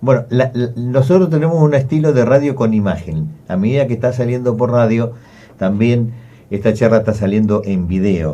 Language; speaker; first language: Spanish; native; Spanish